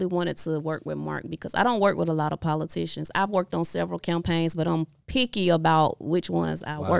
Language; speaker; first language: English; native; English